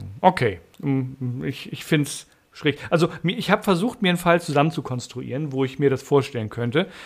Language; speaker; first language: German; native; German